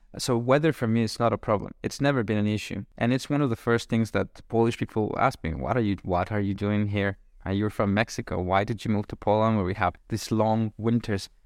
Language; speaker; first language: English; non-native, fluent; Spanish